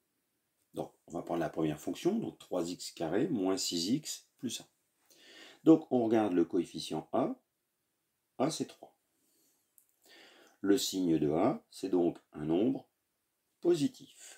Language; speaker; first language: French; native; French